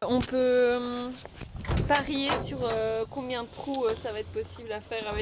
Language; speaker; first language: French; native; French